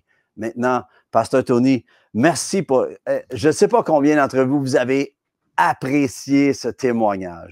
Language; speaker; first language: French; native; French